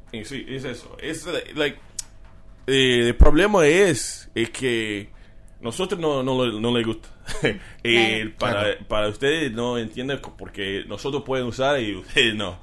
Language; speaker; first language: Spanish; non-native, learner; English